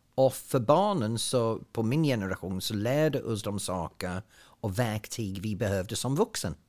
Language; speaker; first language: Swedish; non-native, fluent; English